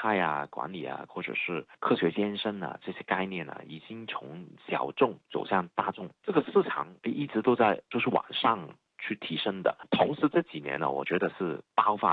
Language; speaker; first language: Chinese; non-native, fluent; Cantonese